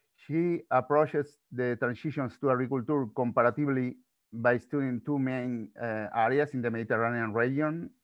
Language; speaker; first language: English; non-native, learner; Spanish